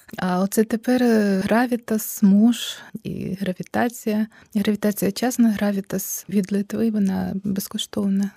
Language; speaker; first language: Ukrainian; early bilingual, heritage; Ukrainian